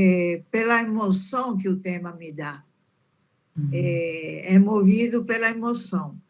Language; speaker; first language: Portuguese; early bilingual, other home language; Italian